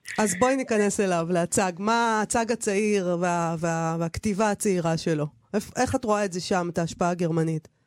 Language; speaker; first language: Hebrew; native; Hebrew